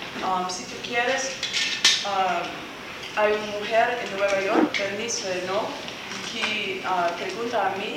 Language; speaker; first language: Spanish; non-native, learner; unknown